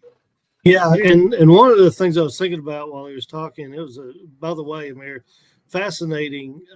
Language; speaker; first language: English; native; English